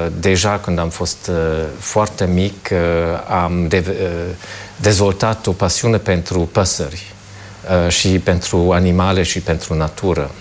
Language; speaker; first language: Romanian; non-native, fluent; German